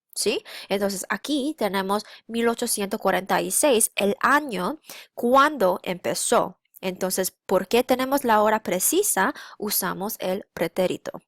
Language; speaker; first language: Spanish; non-native, fluent; English